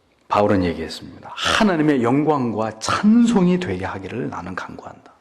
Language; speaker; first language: Korean; native; Korean